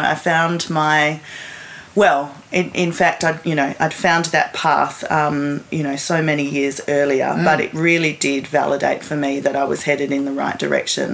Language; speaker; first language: English; native; English